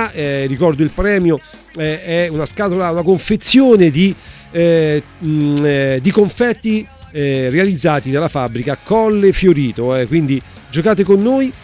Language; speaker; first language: Italian; native; Italian